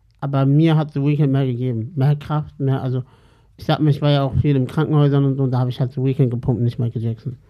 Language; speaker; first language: German; early bilingual, other home language; Turkish